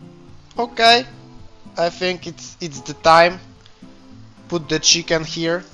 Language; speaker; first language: English; non-native, learner; Polish